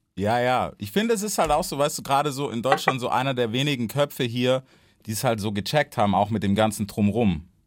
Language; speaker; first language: German; early bilingual, other home language; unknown